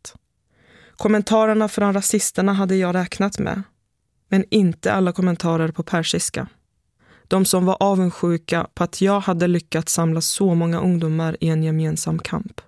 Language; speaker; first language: Swedish; early bilingual, other home language; Persian